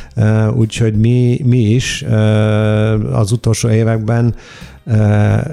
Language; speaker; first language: Hungarian; non-native, fluent; Italian